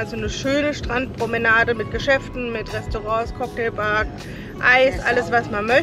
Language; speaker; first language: German; native; German